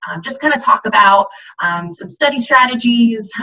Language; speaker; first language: English; native; English